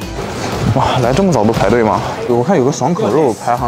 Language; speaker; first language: Chinese; native; Chinese